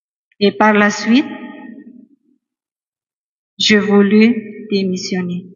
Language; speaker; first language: French; non-native, local second language; Malagasy